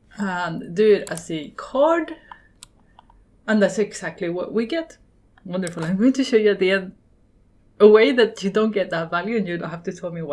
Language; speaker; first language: English; non-native, fluent; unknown